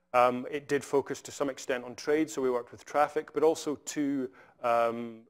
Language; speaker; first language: English; native; English